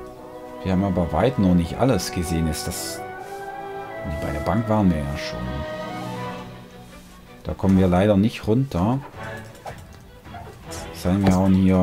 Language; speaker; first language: German; native; German